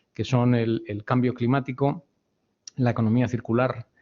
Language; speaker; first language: Spanish; native; Spanish